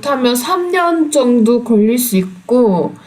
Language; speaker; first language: Korean; non-native, fluent; Turkish